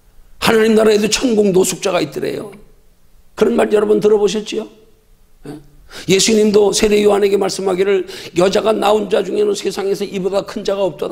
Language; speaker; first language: Korean; native; Korean